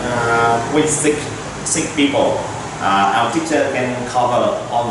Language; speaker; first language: English; non-native, learner; Vietnamese